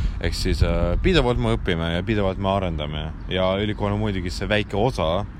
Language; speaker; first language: Estonian; non-native, local second language; Russian